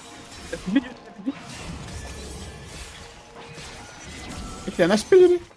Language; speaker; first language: French; native; French